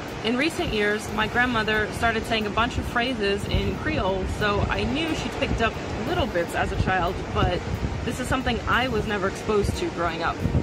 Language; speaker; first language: English; native; English